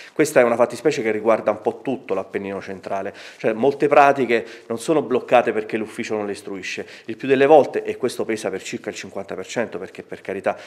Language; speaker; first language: Italian; native; Italian